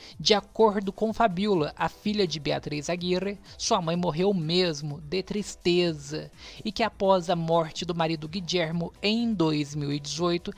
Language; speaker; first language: Portuguese; native; Portuguese